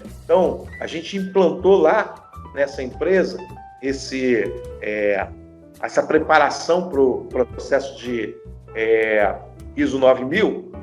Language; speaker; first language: Portuguese; native; Portuguese